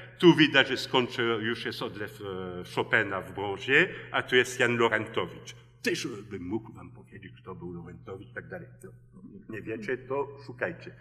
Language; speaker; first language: Polish; early bilingual, heritage; Polish